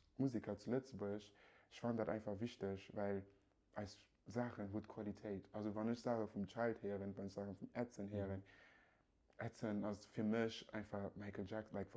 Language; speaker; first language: Luxembourgish; early bilingual, other home language; Yoruba